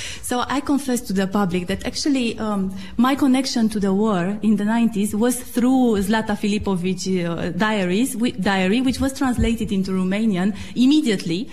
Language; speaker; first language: English; non-native, fluent; Romanian